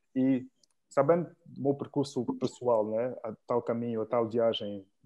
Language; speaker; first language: Portuguese; early bilingual, heritage; Portuguese